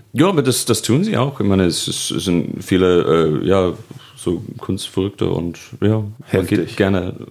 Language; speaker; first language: German; non-native, fluent; English